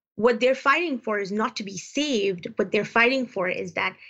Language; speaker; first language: English; non-native, local second language; Uzbek